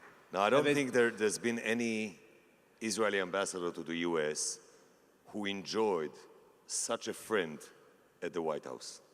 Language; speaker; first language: English; non-native, fluent; Hebrew